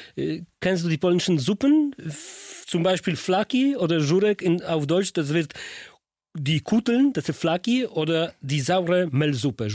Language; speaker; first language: German; non-native, learner; Polish